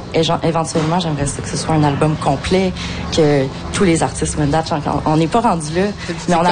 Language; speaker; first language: French; native; French